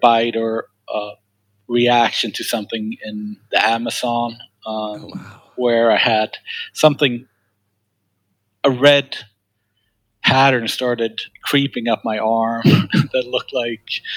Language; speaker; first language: English; non-native, fluent; Swedish